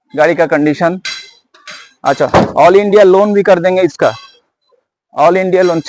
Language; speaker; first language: Hindi; non-native, local second language; Bangla